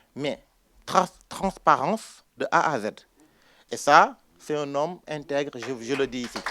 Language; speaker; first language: French; non-native, local second language; Wolof